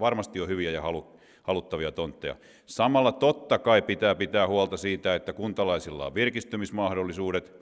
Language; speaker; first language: Finnish; native; Finnish